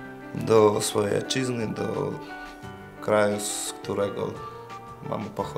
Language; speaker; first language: Polish; non-native, fluent; Russian